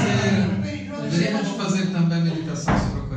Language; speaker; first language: Portuguese; non-native, fluent; Italian